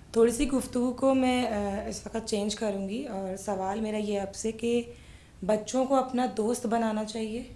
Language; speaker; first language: Urdu; native; Urdu